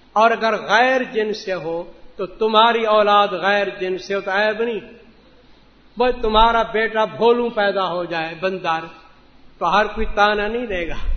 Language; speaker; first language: Urdu; non-native, local second language; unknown